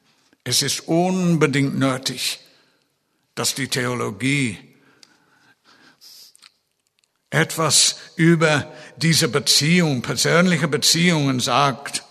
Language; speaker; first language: German; non-native, fluent; English